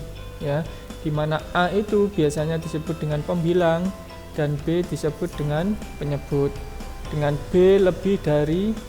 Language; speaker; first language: Indonesian; native; Indonesian